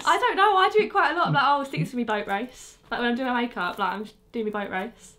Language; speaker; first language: English; native; English